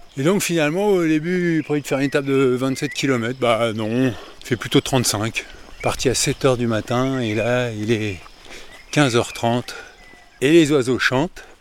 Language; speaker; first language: French; native; French